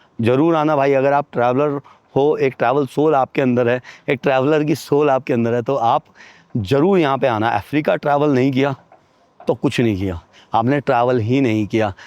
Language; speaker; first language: Hindi; native; Hindi